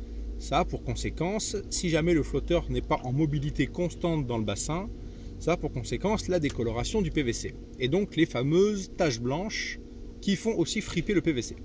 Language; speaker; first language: French; native; French